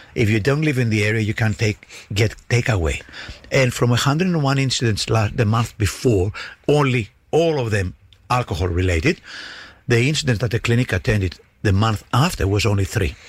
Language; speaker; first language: English; non-native, fluent; Greek